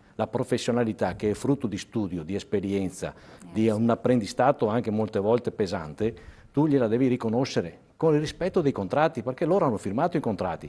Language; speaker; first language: Italian; native; Italian